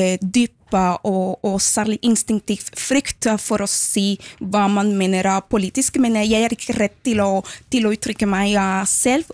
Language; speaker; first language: Norwegian; non-native, fluent; Spanish